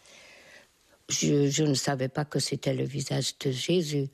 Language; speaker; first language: French; non-native, fluent; Hungarian